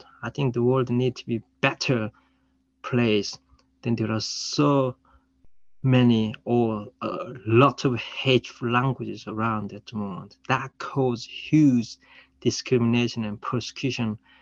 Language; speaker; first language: English; non-native, fluent; Korean